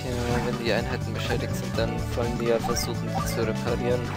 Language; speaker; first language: German; native; German